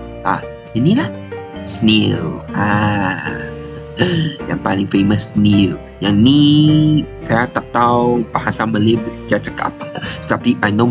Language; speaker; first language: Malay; non-native, local second language; Chinese